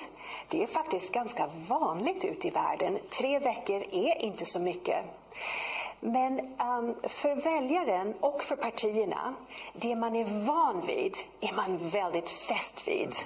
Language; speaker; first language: Swedish; non-native, fluent; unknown